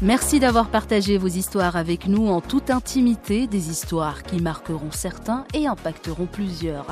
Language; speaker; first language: French; native; French